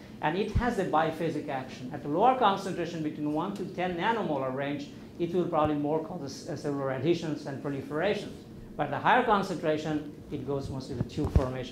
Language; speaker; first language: English; non-native, local second language; Bangla